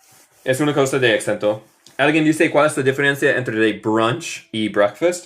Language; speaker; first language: Spanish; non-native, fluent; English